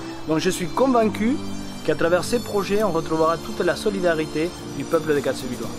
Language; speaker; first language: French; native; French